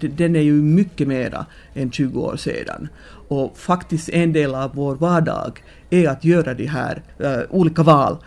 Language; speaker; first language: Swedish; non-native, local second language; Finnish